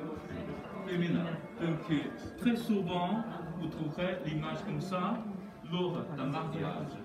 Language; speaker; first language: French; non-native, fluent; Chinese